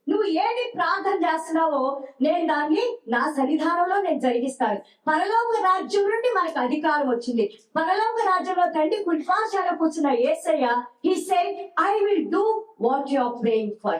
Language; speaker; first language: Telugu; native; Telugu